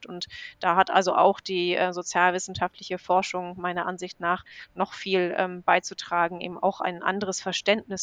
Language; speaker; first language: German; native; German